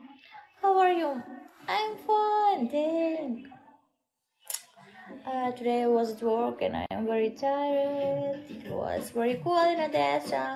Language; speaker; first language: English; non-native, learner; Russian